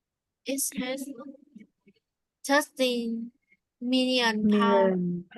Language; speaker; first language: English; non-native, learner; Vietnamese